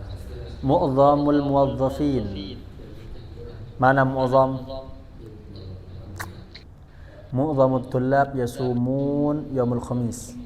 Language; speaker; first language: Arabic; non-native, fluent; Indonesian